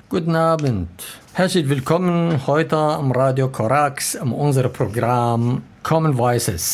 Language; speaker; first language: German; non-native, learner; Arabic